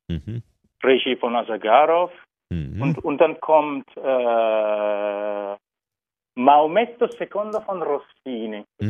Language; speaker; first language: German; non-native, learner; Turkish